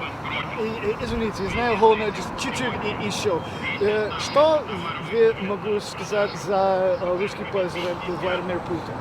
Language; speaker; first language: Russian; non-native, learner; English